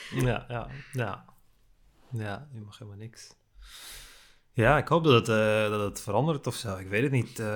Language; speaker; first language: Dutch; early bilingual, other home language; Turkish